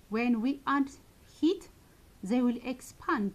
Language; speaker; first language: English; non-native, local second language; Amharic